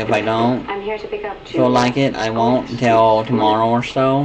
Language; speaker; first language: English; native; English